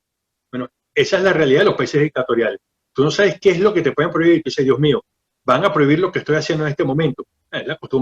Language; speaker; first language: Spanish; native; Spanish